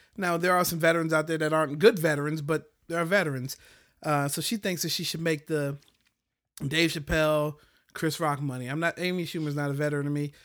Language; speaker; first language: English; native; English